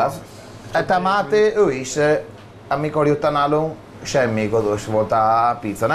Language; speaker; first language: Hungarian; non-native, learner; Italian